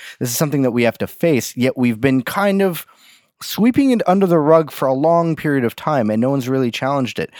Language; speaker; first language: English; native; English